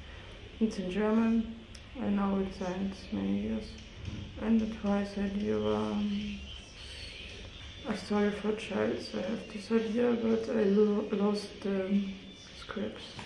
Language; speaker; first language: English; non-native, learner; German